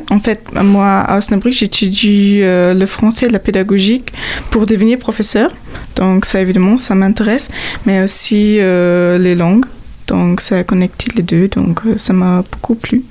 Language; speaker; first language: French; non-native, fluent; German